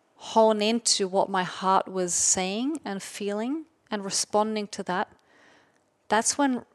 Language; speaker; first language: English; non-native, fluent; German